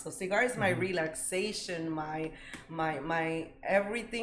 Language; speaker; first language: English; early bilingual, other home language; Spanish